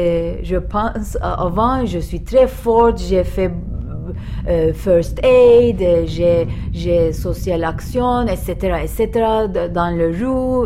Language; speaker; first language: French; non-native, learner; Turkish